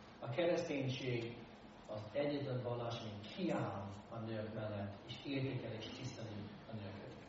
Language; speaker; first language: Hungarian; non-native, fluent; English